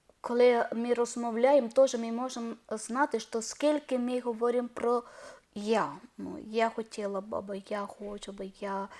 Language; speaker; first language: Ukrainian; non-native, learner; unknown